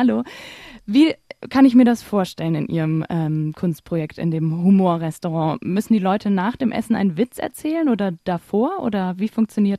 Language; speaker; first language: German; native; German